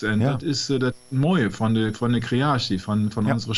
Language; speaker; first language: Dutch; non-native, fluent; German